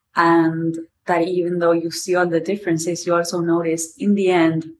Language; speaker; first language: English; non-native, fluent; Spanish